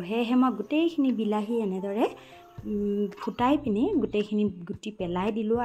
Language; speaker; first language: Assamese; non-native, local second language; Nepali